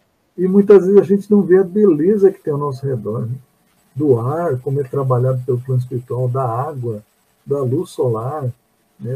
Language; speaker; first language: Portuguese; native; Portuguese